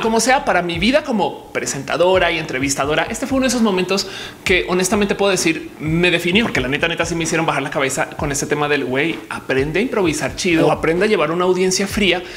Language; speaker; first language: Spanish; native; Spanish